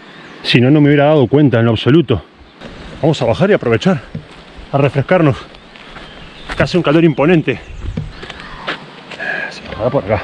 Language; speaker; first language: Spanish; native; Spanish